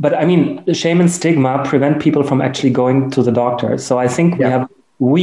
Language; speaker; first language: English; non-native, fluent; German